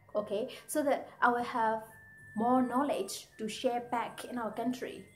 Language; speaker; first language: English; non-native, fluent; Burmese